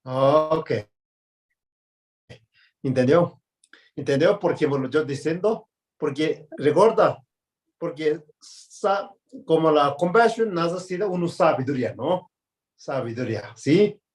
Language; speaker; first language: Spanish; non-native, learner; Tibetan